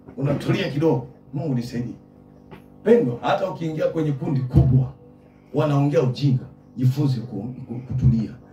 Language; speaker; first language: Swahili; native; Swahili